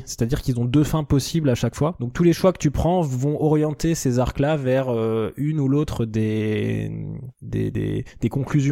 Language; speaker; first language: French; native; French